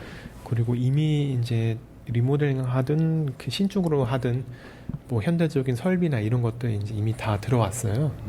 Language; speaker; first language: Korean; early bilingual, heritage; Korean